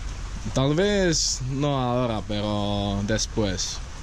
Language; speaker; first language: Spanish; non-native, learner; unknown